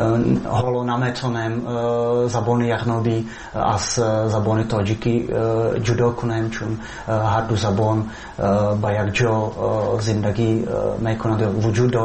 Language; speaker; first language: Persian; non-native, fluent; Czech